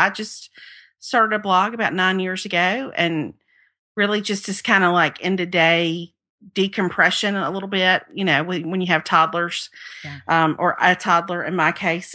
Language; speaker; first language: English; native; English